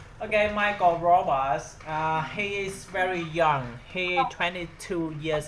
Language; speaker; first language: English; non-native, learner; Vietnamese